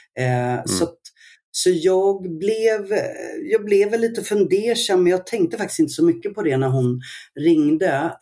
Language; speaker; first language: Swedish; early bilingual, other home language; Arabic